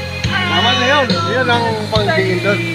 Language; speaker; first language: Filipino; native; Filipino